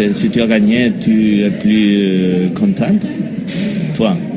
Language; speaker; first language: French; non-native, learner; Spanish